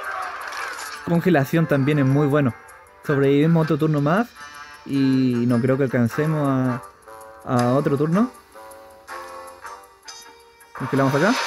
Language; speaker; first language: Spanish; native; Spanish